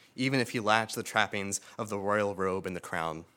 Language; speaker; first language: English; native; English